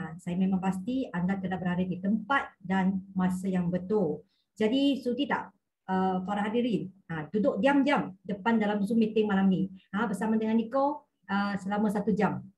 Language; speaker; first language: Malay; non-native, local second language; Cantonese